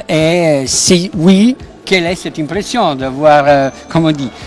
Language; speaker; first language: French; non-native, fluent; Italian